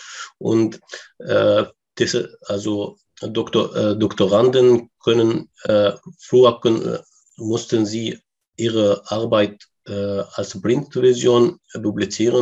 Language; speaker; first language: German; non-native, learner; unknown